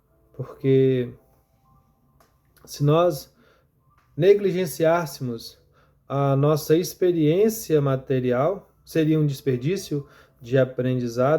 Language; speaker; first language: Portuguese; native; Portuguese